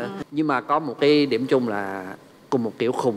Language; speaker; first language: Vietnamese; non-native, fluent; English